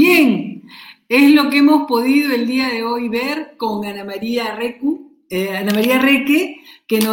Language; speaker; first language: Spanish; native; Spanish